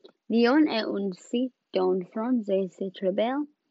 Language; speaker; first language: French; non-native, learner; English